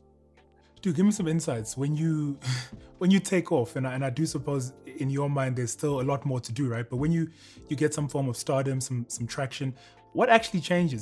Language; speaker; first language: English; native; English